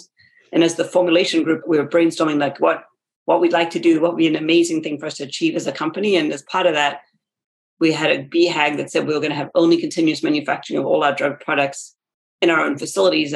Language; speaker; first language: English; native; English